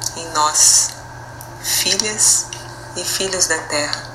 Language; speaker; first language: Portuguese; native; Portuguese